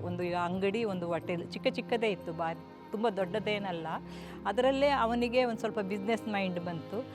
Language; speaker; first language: Kannada; non-native, local second language; Kodava